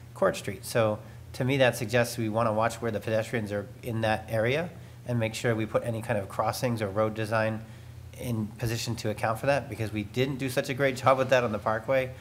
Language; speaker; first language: English; native; English